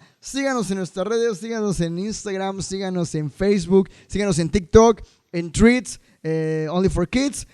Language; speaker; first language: Spanish; native; Spanish